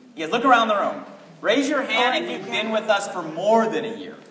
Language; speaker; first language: English; native; English